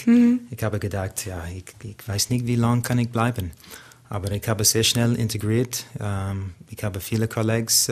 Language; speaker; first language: German; non-native, learner; English